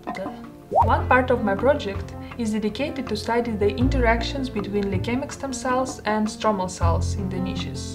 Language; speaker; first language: English; non-native, fluent; Russian